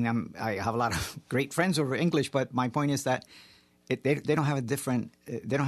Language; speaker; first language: English; early bilingual, other home language; Spanish